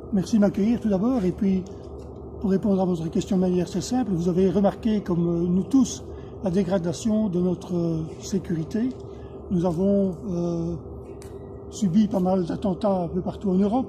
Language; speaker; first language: French; native; French